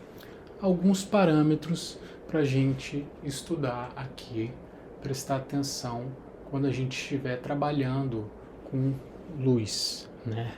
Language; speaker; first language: Portuguese; native; Portuguese